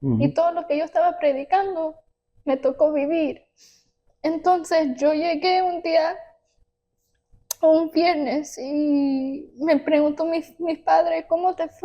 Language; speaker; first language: Spanish; early bilingual, heritage; Spanish